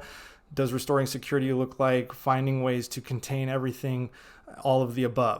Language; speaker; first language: English; native; English